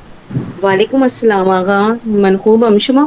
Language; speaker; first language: Persian; non-native, learner; Urdu